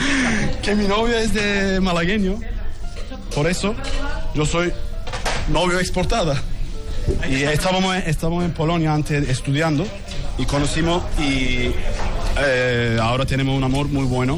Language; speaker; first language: Spanish; non-native, learner; Turkish